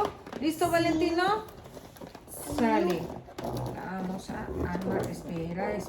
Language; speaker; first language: Spanish; native; Spanish